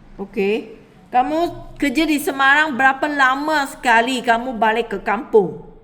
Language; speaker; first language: Malay; non-native, local second language; Chinese